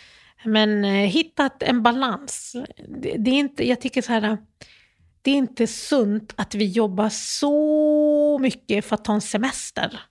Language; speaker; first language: Swedish; early bilingual, other home language; Arabic